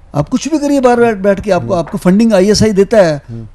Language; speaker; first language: Hindi; native; Hindi